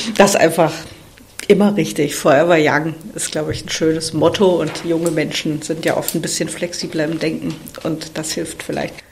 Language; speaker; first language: German; native; German